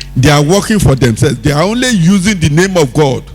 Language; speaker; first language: English; non-native, local second language; Yoruba